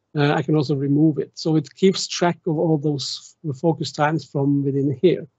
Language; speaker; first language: English; non-native, fluent; German